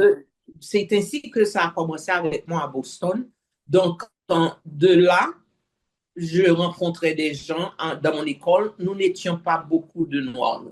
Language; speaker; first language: French; non-native, local second language; Haitian Creole